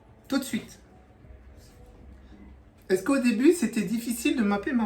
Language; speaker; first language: French; native; French